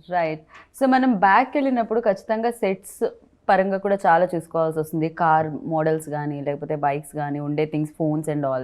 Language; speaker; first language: Telugu; native; Telugu